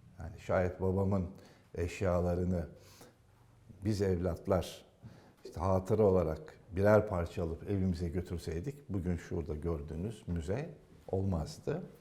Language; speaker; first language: Turkish; native; Turkish